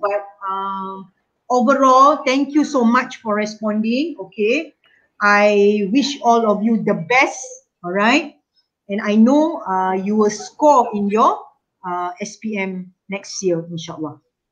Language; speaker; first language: English; non-native, local second language; Malay